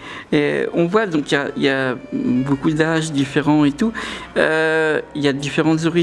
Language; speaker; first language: French; native; French